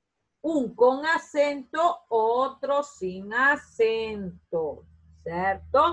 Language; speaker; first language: Spanish; non-native, fluent; Portuguese